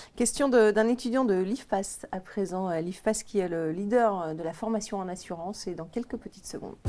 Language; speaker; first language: French; native; French